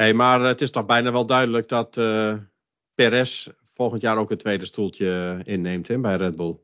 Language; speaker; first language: Dutch; native; Dutch